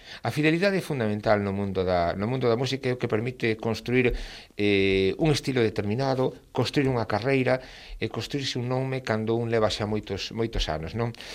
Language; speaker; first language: Galician; native; Galician